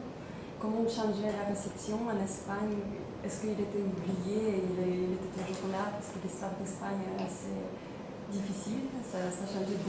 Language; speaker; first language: French; non-native, fluent; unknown